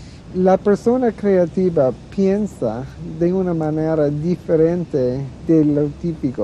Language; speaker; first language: Spanish; non-native, fluent; English